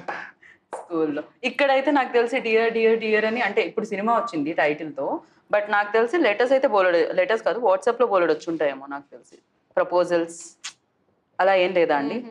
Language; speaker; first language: Telugu; native; Telugu